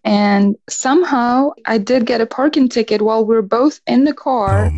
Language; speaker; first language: English; non-native, fluent; Russian